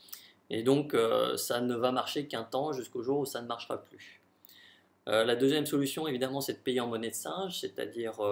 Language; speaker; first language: French; native; French